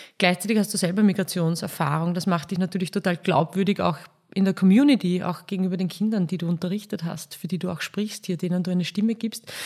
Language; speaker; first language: German; native; German